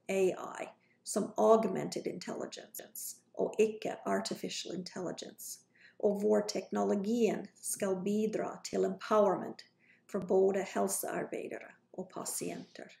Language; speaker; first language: Norwegian; non-native, fluent; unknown